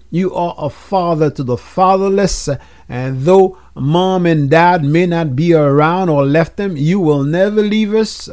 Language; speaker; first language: English; non-native, fluent; Haitian Creole